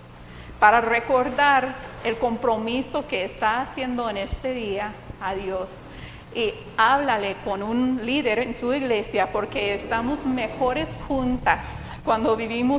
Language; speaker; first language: Spanish; non-native, fluent; English